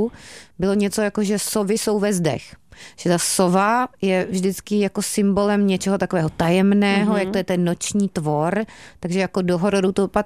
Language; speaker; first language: Czech; native; Czech